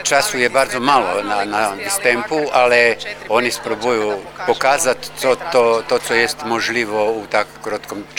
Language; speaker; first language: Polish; non-native, learner; Croatian